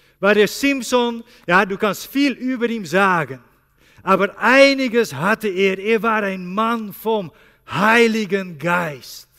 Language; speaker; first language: German; non-native, learner; Dutch